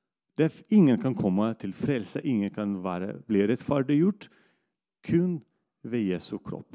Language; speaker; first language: Norwegian; non-native, fluent; Russian